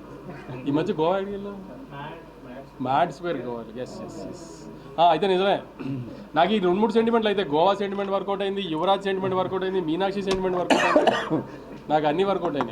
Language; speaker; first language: Telugu; native; Telugu